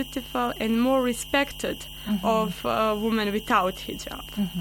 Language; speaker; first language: English; non-native, learner; Bosnian